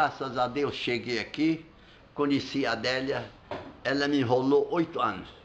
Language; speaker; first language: Portuguese; non-native, fluent; Arabic